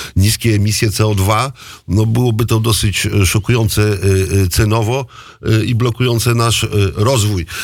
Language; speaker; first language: Polish; native; Polish